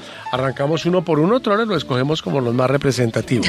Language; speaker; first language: Spanish; native; Spanish